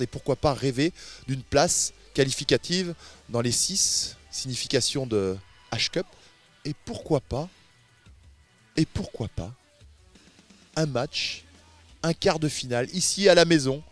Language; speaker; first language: French; native; French